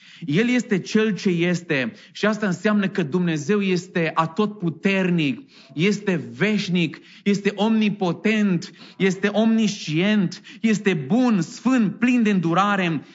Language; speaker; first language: Romanian; native; Romanian